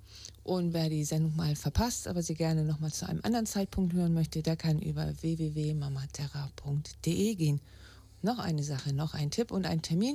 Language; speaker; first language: German; native; German